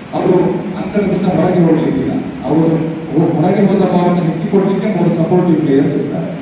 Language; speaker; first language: Kannada; native; Kannada